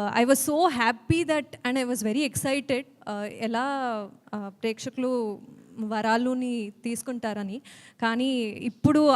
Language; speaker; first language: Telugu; non-native, learner; Kannada